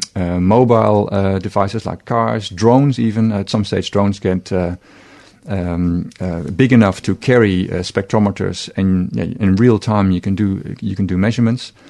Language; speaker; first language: English; non-native, fluent; Dutch